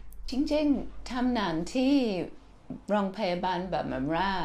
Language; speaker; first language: Thai; non-native, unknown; English